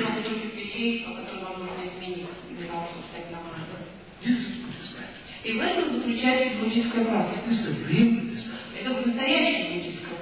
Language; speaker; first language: Russian; native; Russian